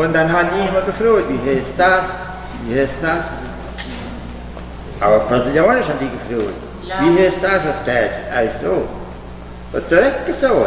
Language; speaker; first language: German; early bilingual, heritage; German